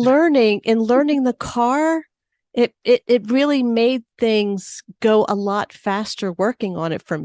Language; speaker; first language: English; native; English